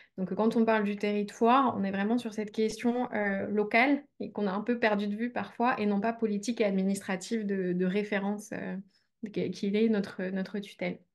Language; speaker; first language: French; native; French